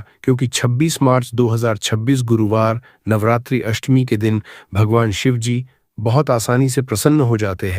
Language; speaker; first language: Hindi; native; Hindi